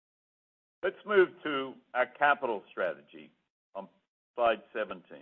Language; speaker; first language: English; native; English